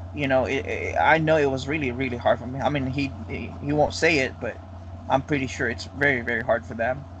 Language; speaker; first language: English; non-native, local second language; Filipino